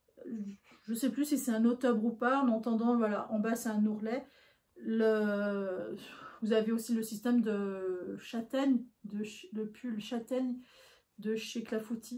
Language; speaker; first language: French; native; French